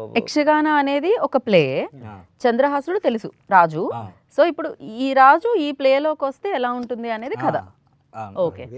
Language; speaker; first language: Telugu; native; Telugu